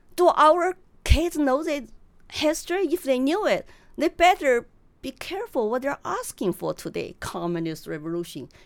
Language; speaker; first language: English; non-native, fluent; Chinese